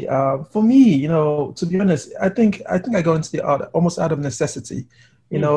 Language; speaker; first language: English; native; English